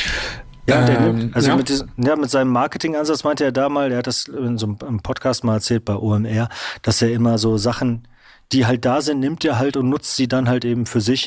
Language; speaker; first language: German; native; German